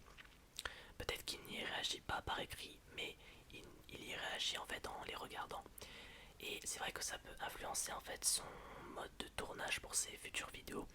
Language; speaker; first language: French; native; French